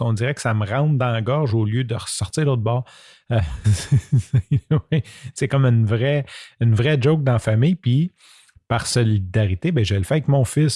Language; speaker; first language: French; native; French